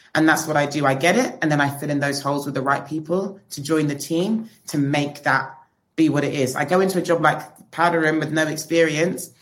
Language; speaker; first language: English; native; English